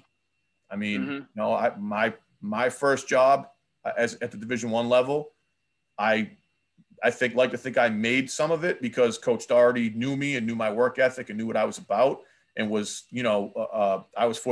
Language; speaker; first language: English; native; English